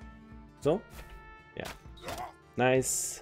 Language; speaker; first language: German; native; German